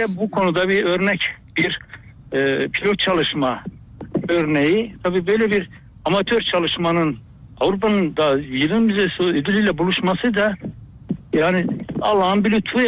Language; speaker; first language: Turkish; native; Turkish